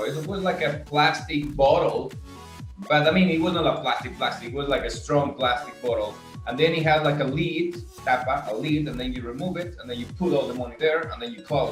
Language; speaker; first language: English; non-native, fluent; Spanish